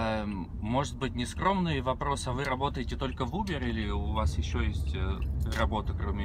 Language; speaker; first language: Russian; native; Russian